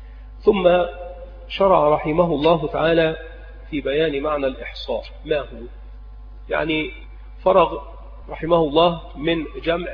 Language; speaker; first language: Arabic; native; Arabic